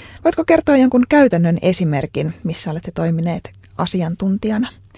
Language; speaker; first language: Finnish; native; Finnish